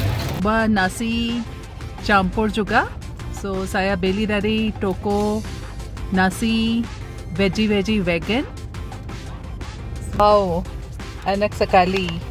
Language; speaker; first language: Indonesian; non-native, learner; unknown